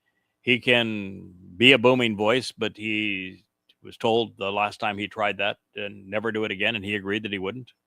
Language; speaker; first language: English; native; English